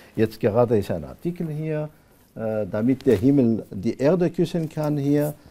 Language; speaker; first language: German; non-native, fluent; Arabic